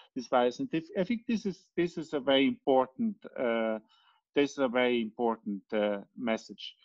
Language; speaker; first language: English; non-native, fluent; Italian